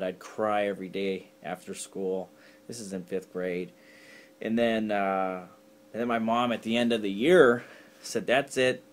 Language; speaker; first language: English; native; English